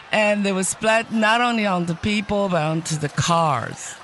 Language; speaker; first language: English; non-native, fluent; Chinese